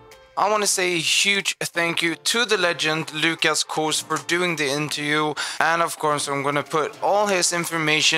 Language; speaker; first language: English; non-native, fluent; Swedish